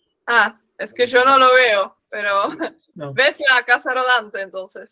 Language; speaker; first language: Spanish; non-native, fluent; Dutch